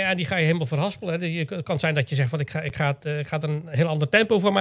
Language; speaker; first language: Dutch; native; Dutch